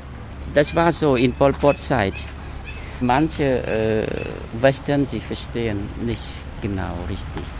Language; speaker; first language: German; non-native, fluent; Khmer